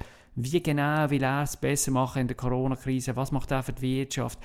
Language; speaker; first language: German; native; German